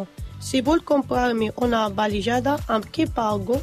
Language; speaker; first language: Catalan; non-native, learner; Arabic